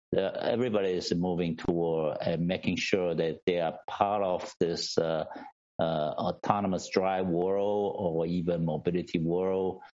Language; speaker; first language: English; non-native, fluent; Chinese